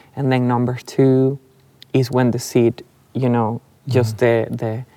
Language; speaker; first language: English; non-native, fluent; Spanish